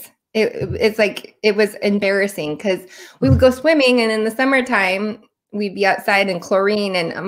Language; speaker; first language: English; native; English